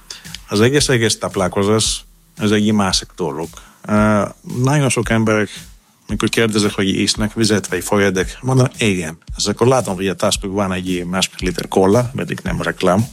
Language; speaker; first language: Hungarian; non-native, learner; Greek